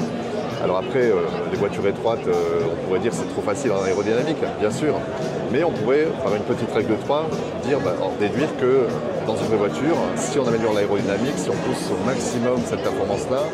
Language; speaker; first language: French; native; French